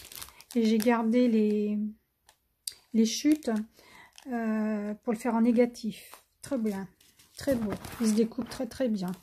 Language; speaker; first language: French; native; French